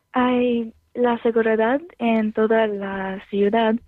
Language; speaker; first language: Spanish; non-native, learner; Arabic